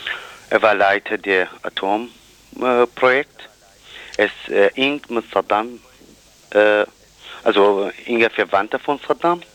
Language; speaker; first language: German; non-native, fluent; Kurdish